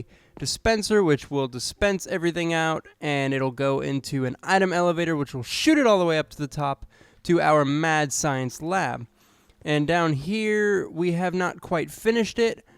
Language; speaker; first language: English; native; English